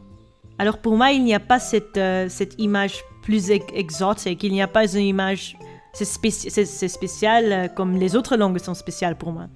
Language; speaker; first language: French; non-native, learner; Dutch